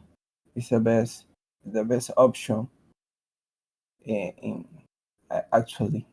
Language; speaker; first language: English; non-native, learner; Spanish